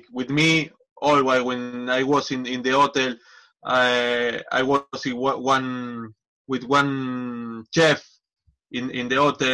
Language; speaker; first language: English; non-native, learner; Spanish